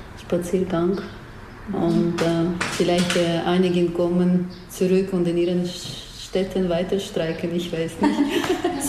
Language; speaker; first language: German; non-native, fluent; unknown